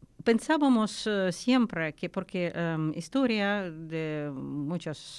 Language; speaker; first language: Spanish; non-native, learner; Ukrainian